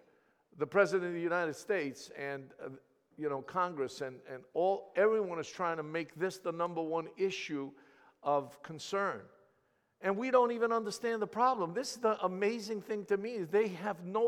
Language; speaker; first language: English; early bilingual, other home language; Greek